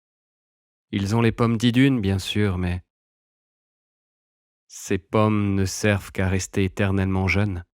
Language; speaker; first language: French; native; French